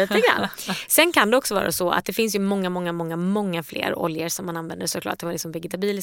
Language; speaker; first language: Swedish; native; Swedish